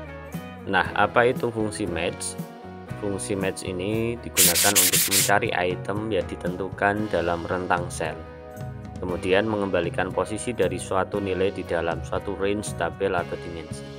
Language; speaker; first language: Indonesian; native; Indonesian